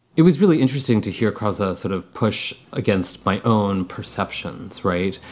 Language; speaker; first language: English; early bilingual, other home language; Bangla